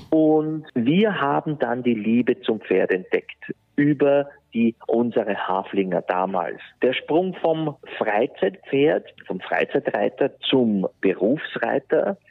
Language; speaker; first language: German; native; German